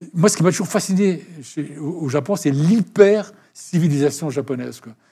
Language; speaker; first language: French; native; French